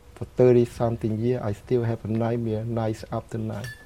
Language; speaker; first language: English; non-native, fluent; Khmer